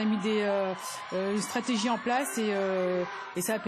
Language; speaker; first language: French; native; French